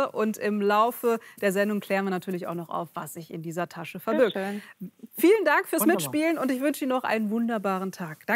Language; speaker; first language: German; native; German